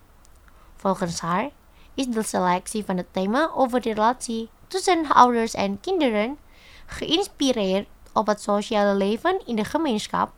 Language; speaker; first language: Dutch; non-native, fluent; Indonesian